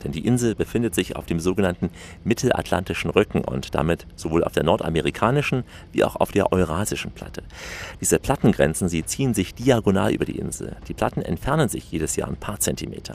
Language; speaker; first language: German; native; German